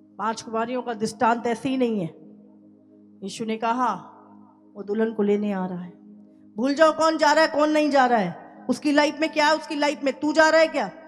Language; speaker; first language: Hindi; native; Hindi